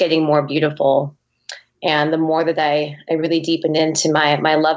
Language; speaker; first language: English; native; English